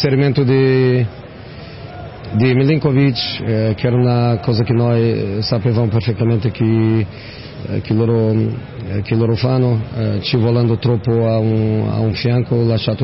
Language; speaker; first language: Italian; non-native, fluent; Portuguese